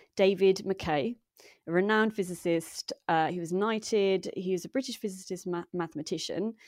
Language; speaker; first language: English; native; English